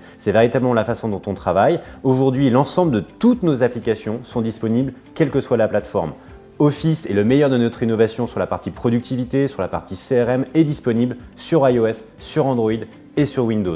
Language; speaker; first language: French; native; French